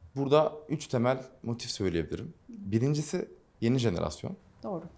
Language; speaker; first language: Turkish; non-native, local second language; Dutch